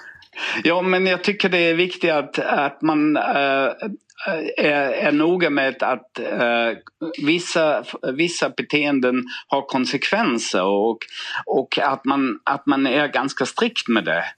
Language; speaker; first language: Swedish; non-native, fluent; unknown